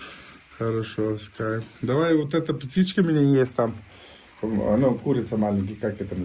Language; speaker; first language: Russian; non-native, learner; Urdu